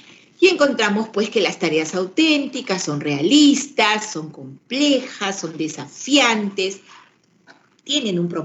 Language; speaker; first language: Spanish; native; Spanish